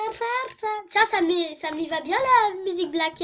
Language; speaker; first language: French; native; French